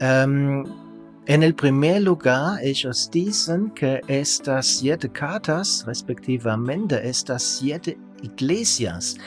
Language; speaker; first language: Spanish; non-native, fluent; German